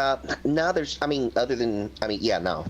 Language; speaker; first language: English; native; English